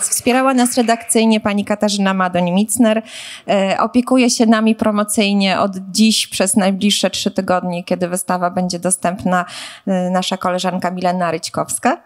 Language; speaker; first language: Polish; native; Polish